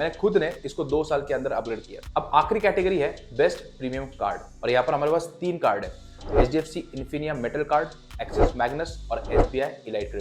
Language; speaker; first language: Hindi; native; Hindi